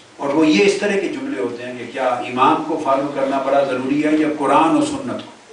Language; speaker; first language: Urdu; non-native, local second language; Punjabi